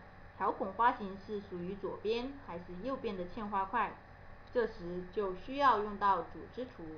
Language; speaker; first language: Chinese; native; Chinese